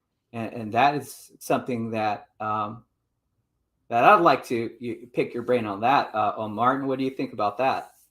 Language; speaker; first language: English; native; English